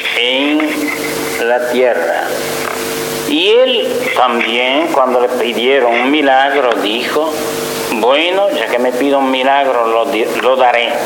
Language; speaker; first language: Spanish; non-native, fluent; Italian